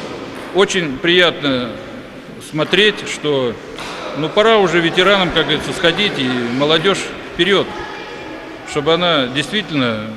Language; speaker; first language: Russian; native; Russian